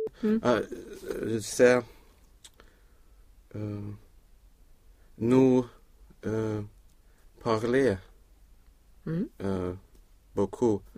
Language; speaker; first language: French; non-native, learner; Swedish